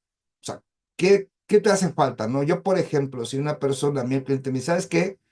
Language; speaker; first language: Spanish; native; Spanish